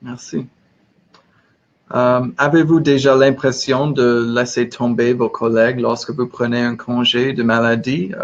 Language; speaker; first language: French; non-native, learner; English